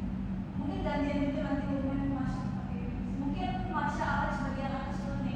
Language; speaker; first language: Indonesian; native; Indonesian